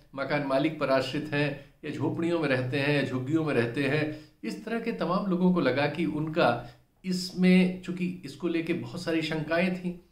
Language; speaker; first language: Hindi; native; Hindi